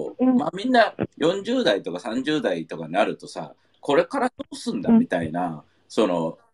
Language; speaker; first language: Japanese; non-native, fluent; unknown